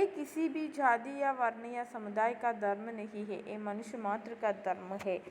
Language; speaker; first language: Hindi; non-native, local second language; Malayalam